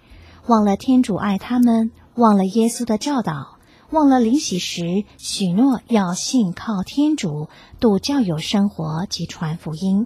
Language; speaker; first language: Chinese; native; Chinese